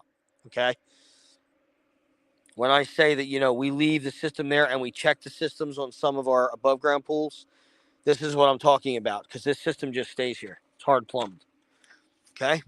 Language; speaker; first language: English; native; English